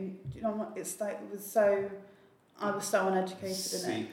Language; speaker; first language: English; native; English